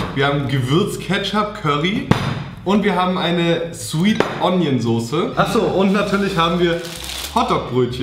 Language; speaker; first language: German; native; German